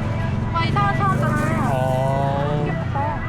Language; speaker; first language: Korean; non-native, learner; Thai